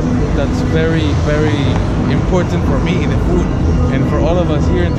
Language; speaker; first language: English; non-native, local second language; Spanish